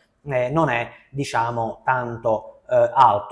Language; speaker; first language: Italian; native; Italian